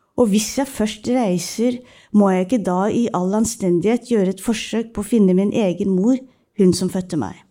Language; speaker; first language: Norwegian; early bilingual, other home language; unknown